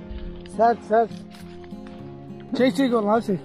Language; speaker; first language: Turkish; native; Turkish